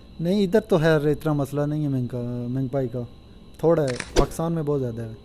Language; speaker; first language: Urdu; non-native, local second language; Punjabi